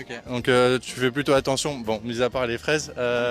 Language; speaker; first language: French; native; French